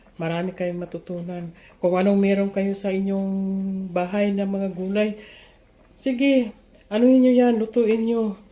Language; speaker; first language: Filipino; non-native, local second language; Cebuano